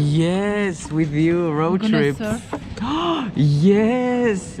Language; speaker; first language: English; non-native, fluent; Slovak